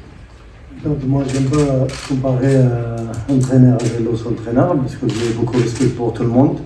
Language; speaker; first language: French; non-native, learner; Arabic